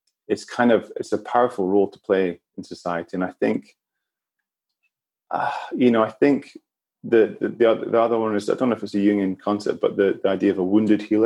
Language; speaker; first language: English; native; English